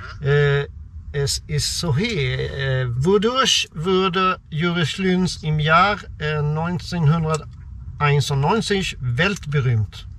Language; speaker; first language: German; non-native, learner; Swedish